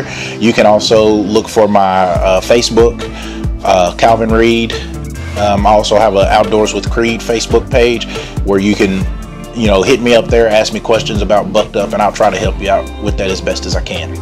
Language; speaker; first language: English; native; English